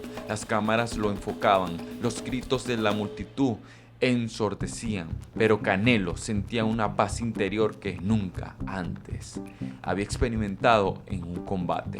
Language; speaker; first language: Spanish; native; Spanish